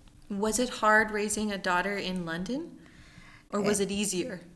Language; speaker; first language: English; early bilingual, other home language; Persian